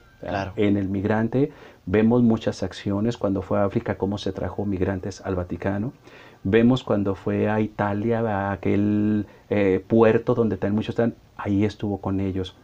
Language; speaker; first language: Spanish; native; Spanish